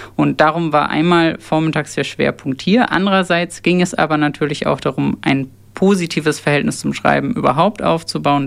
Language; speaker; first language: German; early bilingual, other home language; Turkish